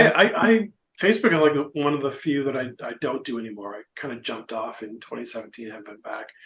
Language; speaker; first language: English; native; English